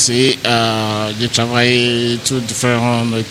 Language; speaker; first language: French; non-native, learner; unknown